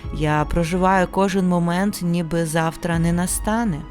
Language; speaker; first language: Ukrainian; non-native, local second language; Russian